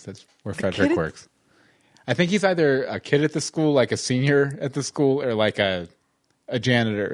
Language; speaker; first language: English; native; English